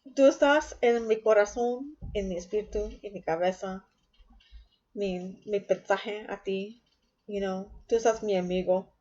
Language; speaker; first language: Spanish; non-native, learner; English